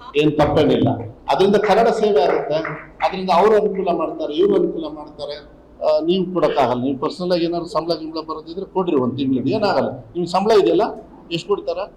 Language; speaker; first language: Kannada; native; Kannada